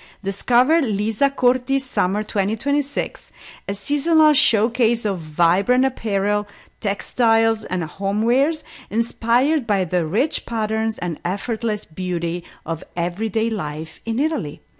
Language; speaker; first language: English; non-native, fluent; Italian